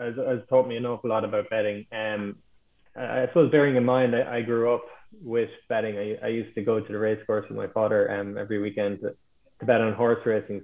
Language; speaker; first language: English; native; English